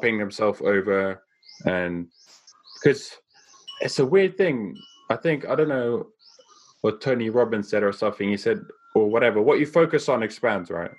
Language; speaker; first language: English; non-native, local second language; Afrikaans